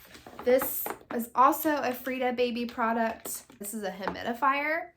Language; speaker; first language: English; native; English